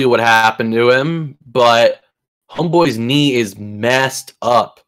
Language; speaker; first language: English; native; English